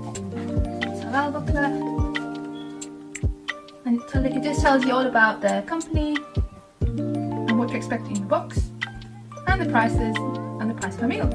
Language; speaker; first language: English; native; English